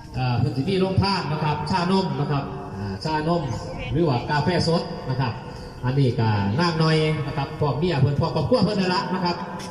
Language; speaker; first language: Thai; native; Thai